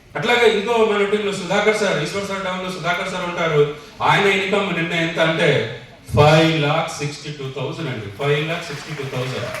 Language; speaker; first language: Telugu; non-native, fluent; Hindi